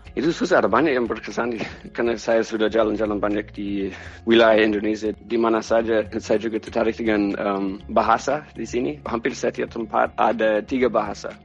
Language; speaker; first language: Indonesian; non-native, fluent; English